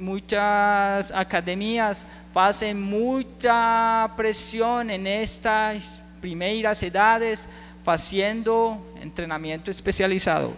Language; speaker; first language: Portuguese; non-native, learner; Spanish